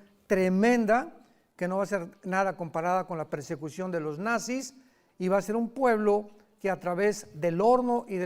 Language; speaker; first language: Spanish; native; Spanish